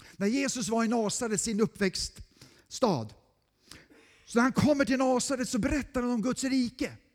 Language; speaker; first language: Swedish; native; Swedish